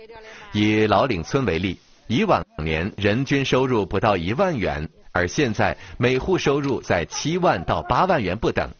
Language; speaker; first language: Chinese; native; Chinese